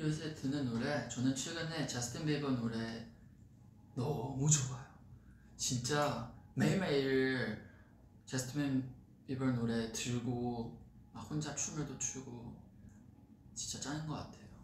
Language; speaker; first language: Korean; non-native, fluent; Chinese